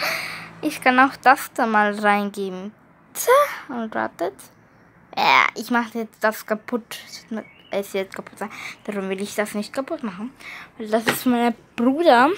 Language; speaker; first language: German; early bilingual, other home language; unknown